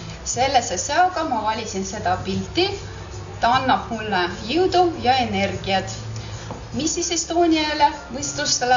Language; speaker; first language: Estonian; non-native, local second language; Russian